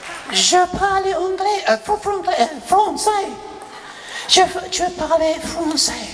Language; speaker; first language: French; non-native, learner; English